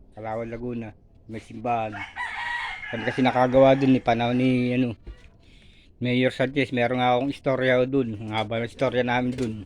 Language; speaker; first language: Filipino; native; Filipino